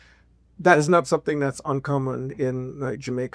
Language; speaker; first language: English; native; English